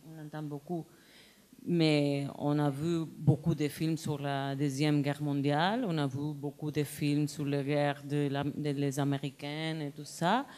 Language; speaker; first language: French; non-native, learner; Spanish